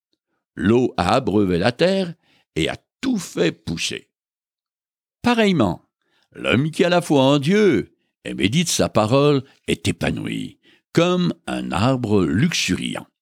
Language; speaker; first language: French; native; French